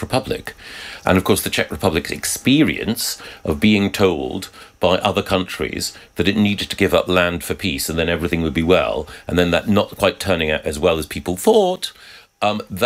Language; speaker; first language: English; native; English